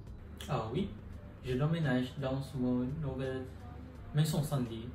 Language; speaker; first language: French; non-native, learner; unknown